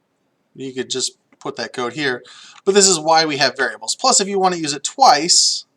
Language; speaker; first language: English; native; English